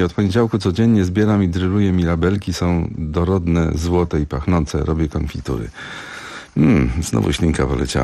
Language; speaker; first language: Polish; native; Polish